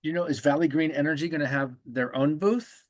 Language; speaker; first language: English; native; English